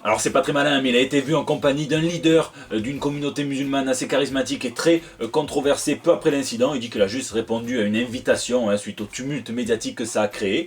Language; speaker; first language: French; native; French